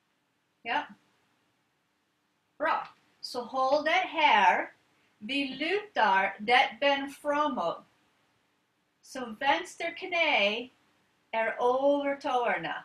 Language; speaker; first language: Swedish; non-native, learner; English